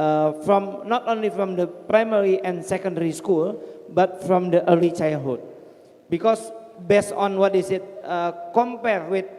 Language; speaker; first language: English; non-native, fluent; Indonesian